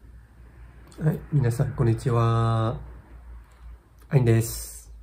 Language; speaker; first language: Japanese; non-native, fluent; Vietnamese